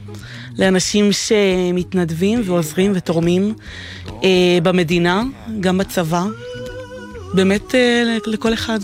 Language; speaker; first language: Hebrew; native; Hebrew